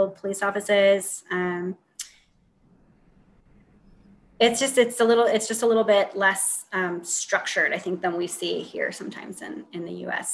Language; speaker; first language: English; native; English